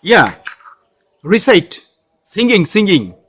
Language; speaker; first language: English; non-native, learner; Bangla